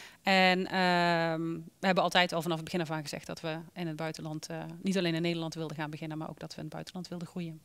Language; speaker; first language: Dutch; native; Dutch